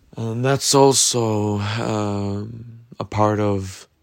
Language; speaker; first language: English; non-native, fluent; Norwegian